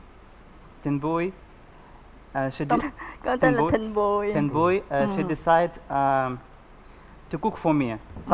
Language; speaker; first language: English; non-native, learner; Russian